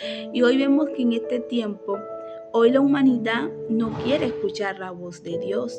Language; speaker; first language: Spanish; native; Spanish